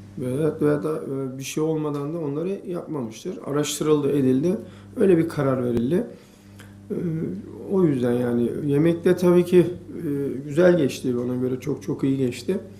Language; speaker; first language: Turkish; native; Turkish